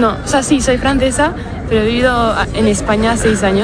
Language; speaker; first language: Spanish; non-native, fluent; French